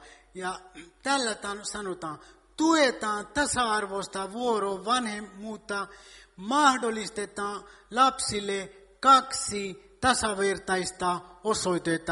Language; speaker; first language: Finnish; non-native, fluent; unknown